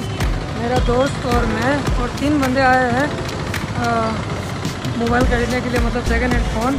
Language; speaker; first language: Hindi; non-native, local second language; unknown